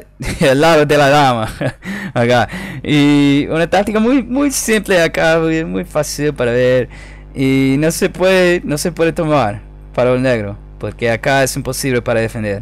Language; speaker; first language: Spanish; non-native, fluent; English